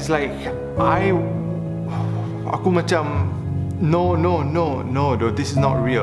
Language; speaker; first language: English; non-native, local second language; Malay